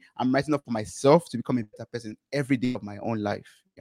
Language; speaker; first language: English; non-native, local second language; Yoruba